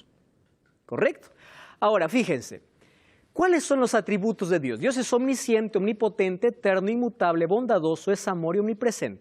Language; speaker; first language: Spanish; native; Spanish